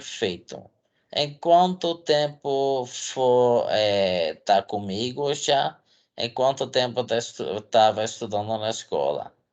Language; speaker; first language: Portuguese; non-native, fluent; Dutch